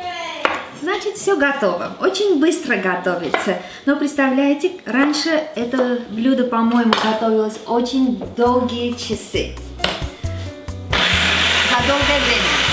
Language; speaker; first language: Russian; non-native, fluent; Armenian